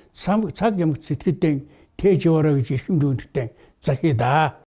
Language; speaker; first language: Mongolian; native; Mongolian